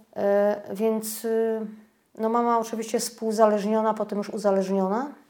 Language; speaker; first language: Polish; native; Polish